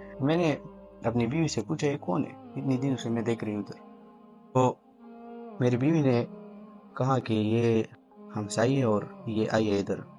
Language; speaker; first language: Urdu; non-native, local second language; Pashto